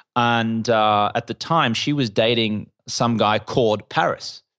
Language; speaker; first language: English; native; English